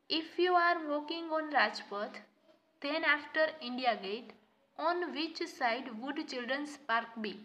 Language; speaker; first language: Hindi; non-native, local second language; Gujarati